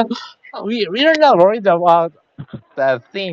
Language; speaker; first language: English; non-native, learner; Korean